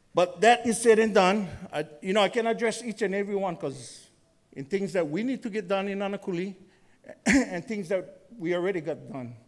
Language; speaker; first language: English; native; English